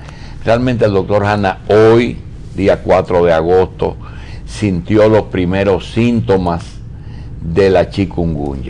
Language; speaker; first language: Spanish; native; Spanish